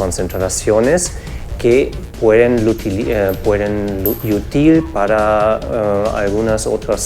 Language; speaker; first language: Spanish; non-native, fluent; German